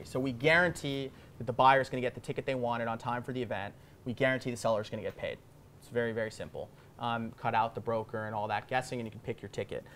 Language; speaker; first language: English; native; English